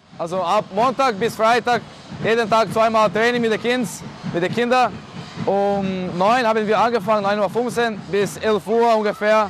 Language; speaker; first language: German; non-native, learner; Portuguese